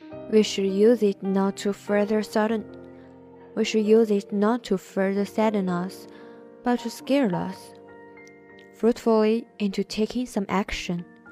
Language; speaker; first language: English; non-native, learner; Chinese